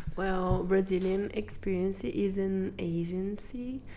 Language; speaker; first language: English; non-native, fluent; Portuguese